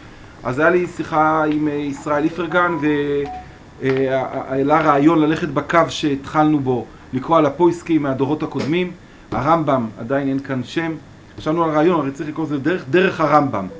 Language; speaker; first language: Hebrew; native; Hebrew